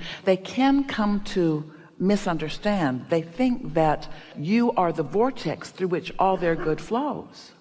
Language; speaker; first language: English; native; English